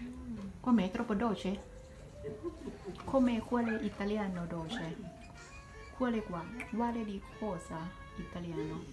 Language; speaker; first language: Italian; non-native, learner; Thai